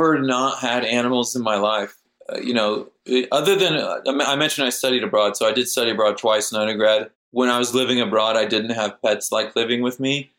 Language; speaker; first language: English; native; English